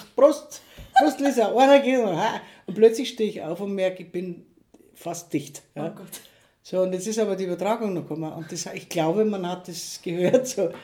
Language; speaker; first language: German; native; German